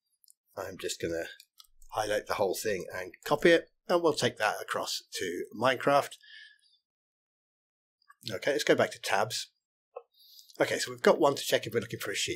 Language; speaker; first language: English; native; English